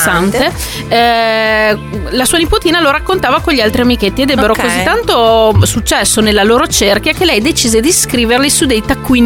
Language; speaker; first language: Italian; native; Italian